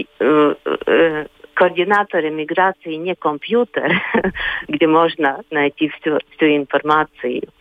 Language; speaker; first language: Russian; non-native, local second language; Latvian